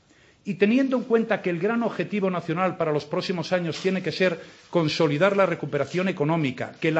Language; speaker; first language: Spanish; native; Spanish